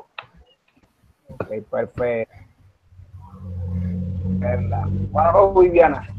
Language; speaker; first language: English; non-native, learner; Spanish